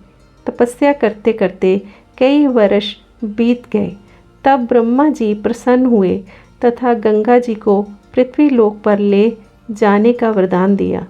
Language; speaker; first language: Hindi; native; Hindi